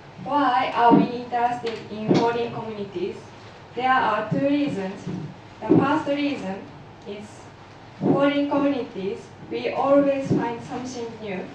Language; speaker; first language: English; non-native, learner; Japanese